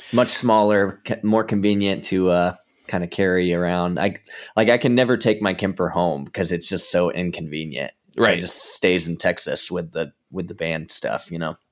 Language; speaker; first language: English; native; English